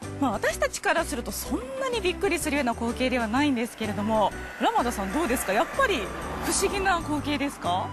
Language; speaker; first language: Japanese; native; Japanese